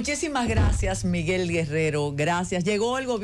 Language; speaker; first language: Spanish; native; Spanish